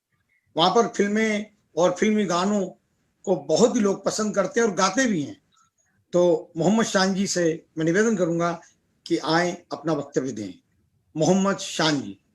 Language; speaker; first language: Hindi; native; Hindi